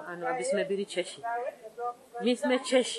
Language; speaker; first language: Czech; early bilingual, other home language; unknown